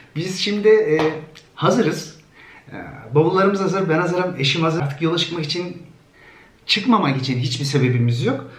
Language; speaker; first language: Turkish; native; Turkish